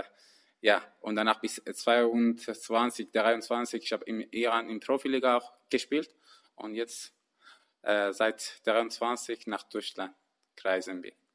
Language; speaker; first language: German; non-native, learner; Persian